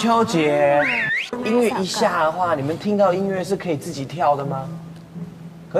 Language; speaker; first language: Chinese; native; Chinese